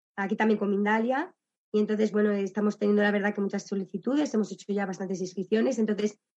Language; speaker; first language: Spanish; native; Spanish